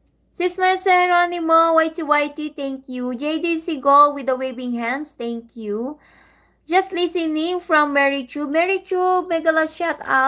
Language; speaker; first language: English; non-native, local second language; Filipino